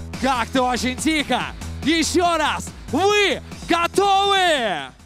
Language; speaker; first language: Russian; native; Russian